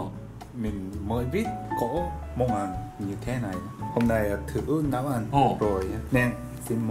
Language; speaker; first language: Vietnamese; non-native, learner; Japanese